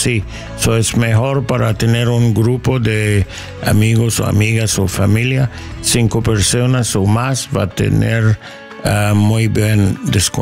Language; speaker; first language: Spanish; non-native, learner; English